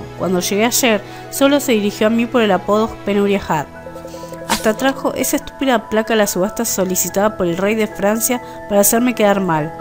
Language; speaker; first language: Spanish; native; Spanish